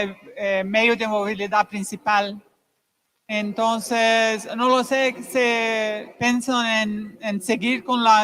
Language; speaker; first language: Spanish; non-native, fluent; Portuguese